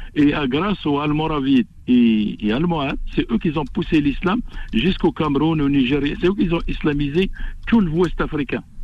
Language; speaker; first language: French; non-native, local second language; Arabic